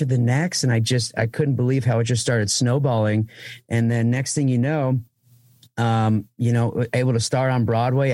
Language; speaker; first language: English; native; English